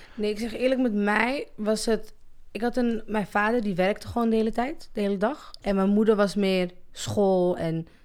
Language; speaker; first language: Dutch; early bilingual, other home language; Arabic